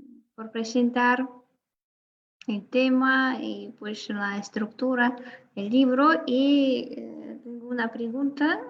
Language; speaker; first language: Spanish; non-native, fluent; Russian